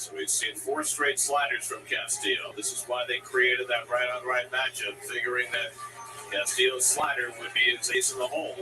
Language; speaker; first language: English; native; English